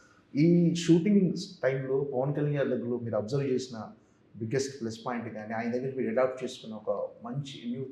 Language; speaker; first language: Telugu; native; Telugu